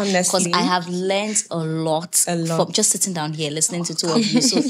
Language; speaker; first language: English; native; English